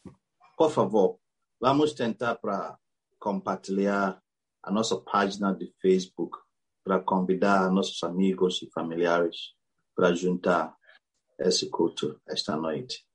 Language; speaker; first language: Portuguese; non-native, learner; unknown